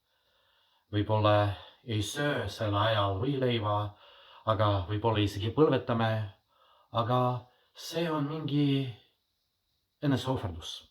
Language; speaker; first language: Estonian; non-native, fluent; Russian